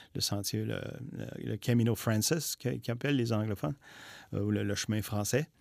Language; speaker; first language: French; native; French